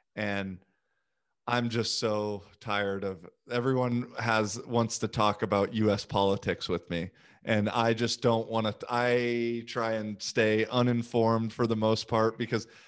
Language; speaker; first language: English; native; English